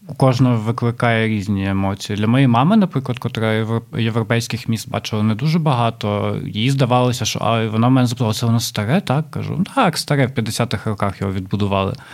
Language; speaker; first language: Ukrainian; non-native, local second language; Russian